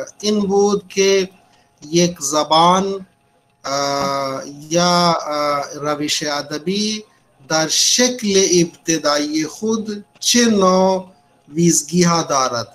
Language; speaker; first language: Persian; non-native, fluent; Urdu